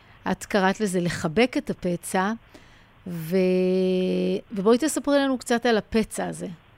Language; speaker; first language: Hebrew; native; Hebrew